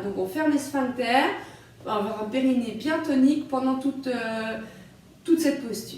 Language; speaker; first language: French; native; French